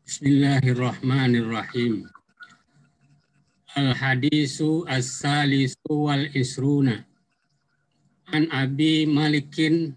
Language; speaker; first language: Arabic; non-native, learner; Indonesian